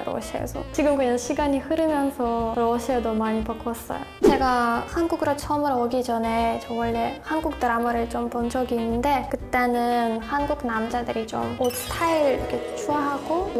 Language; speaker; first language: Korean; non-native, fluent; Russian